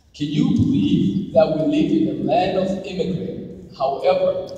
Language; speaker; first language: English; non-native, fluent; Somali